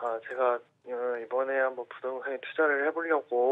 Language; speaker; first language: Korean; native; Korean